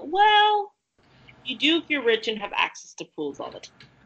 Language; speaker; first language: English; native; English